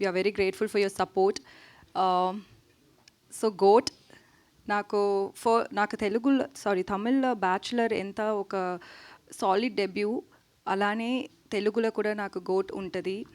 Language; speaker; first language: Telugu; non-native, learner; Tamil